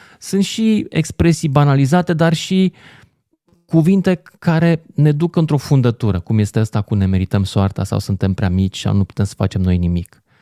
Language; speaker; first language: Romanian; native; Romanian